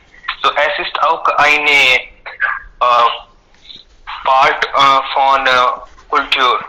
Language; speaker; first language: German; non-native, learner; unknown